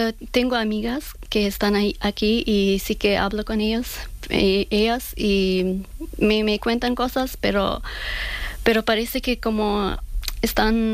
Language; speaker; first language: Spanish; non-native, fluent; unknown